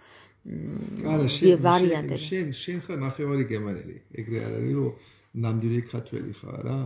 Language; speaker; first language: Georgian; non-native, learner; German